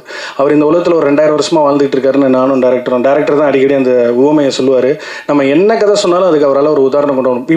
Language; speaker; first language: Tamil; native; Tamil